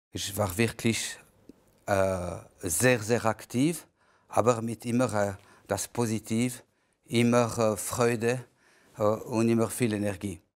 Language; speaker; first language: German; non-native, local second language; French